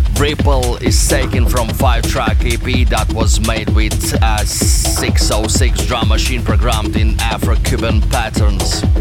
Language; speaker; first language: English; non-native, fluent; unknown